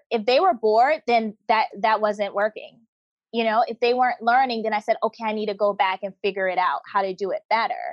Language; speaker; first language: English; native; English